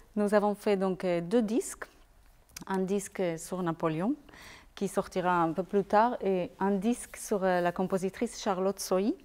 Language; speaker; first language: French; non-native, fluent; Spanish